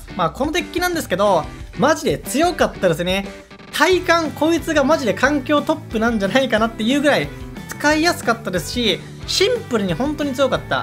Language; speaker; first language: Japanese; native; Japanese